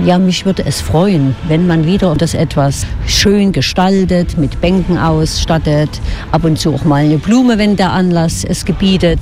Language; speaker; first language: German; native; German